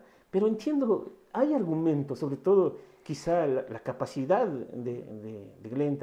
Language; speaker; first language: Spanish; native; Spanish